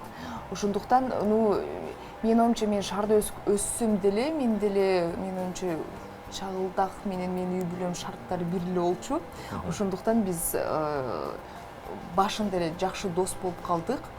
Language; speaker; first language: Kyrgyz; non-native, local second language; Russian